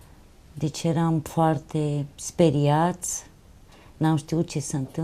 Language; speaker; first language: Romanian; non-native, local second language; Romany